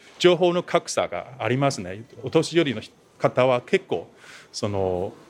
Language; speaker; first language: Japanese; non-native, fluent; Chinese